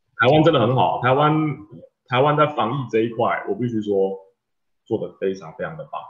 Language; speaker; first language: Chinese; native; Chinese